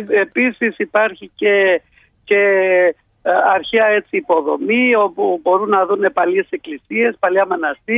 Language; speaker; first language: Greek; non-native, fluent; Albanian